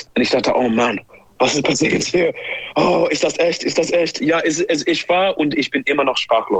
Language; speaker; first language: German; non-native, learner; English